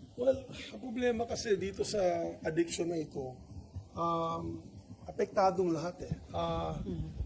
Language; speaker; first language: Filipino; non-native, local second language; Cebuano